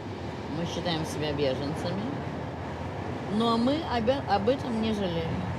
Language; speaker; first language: Russian; native; Russian